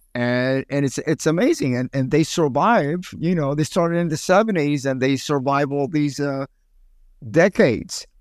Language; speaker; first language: English; early bilingual, other home language; Spanish